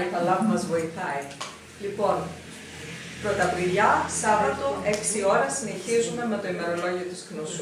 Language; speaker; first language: Greek; native; Greek